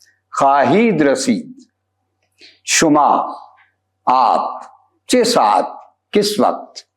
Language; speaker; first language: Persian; non-native, fluent; Urdu